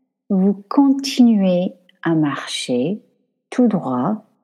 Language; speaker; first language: French; non-native, fluent; English